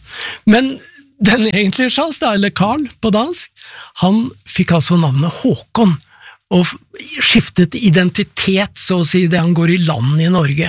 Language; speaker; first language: Norwegian; native; Norwegian